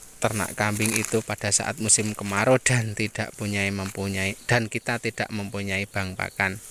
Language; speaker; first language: Indonesian; non-native, local second language; Javanese